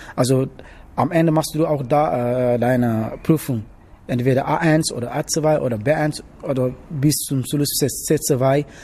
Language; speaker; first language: German; non-native, learner; Wolof